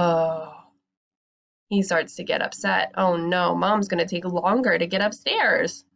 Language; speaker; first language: English; native; English